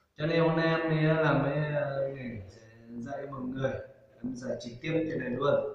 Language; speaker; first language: Vietnamese; non-native, local second language; Hmong